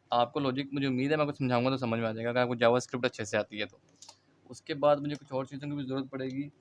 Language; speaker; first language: Urdu; native; Urdu